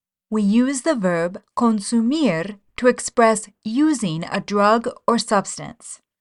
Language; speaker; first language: English; native; English